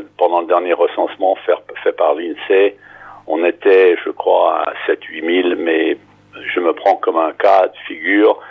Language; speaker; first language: French; non-native, fluent; English